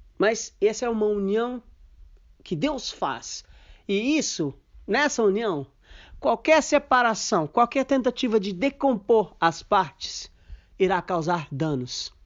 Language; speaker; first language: Portuguese; non-native, local second language; Kabuverdianu